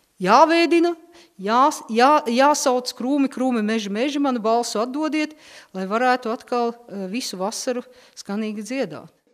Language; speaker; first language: Latvian; native; Latvian